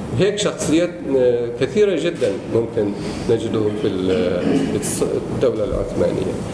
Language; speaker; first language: Arabic; non-native, fluent; Turkish